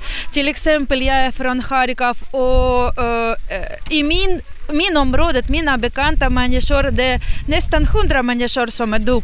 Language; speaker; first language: Swedish; non-native, learner; Ukrainian